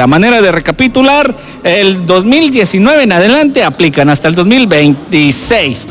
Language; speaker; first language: Spanish; native; Spanish